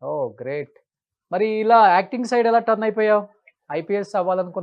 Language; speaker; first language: Telugu; native; Telugu